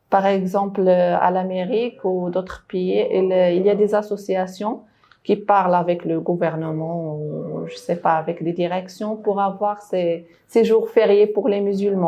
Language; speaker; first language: French; non-native, local second language; Arabic